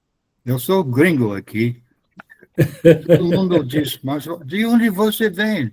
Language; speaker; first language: Portuguese; non-native, fluent; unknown